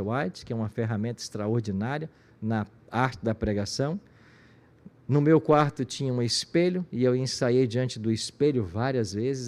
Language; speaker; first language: Portuguese; native; Portuguese